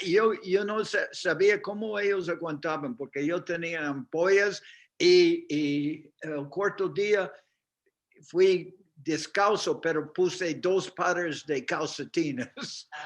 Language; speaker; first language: Spanish; non-native, fluent; English